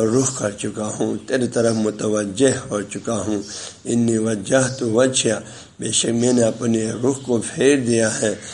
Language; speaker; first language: Urdu; non-native, local second language; Balti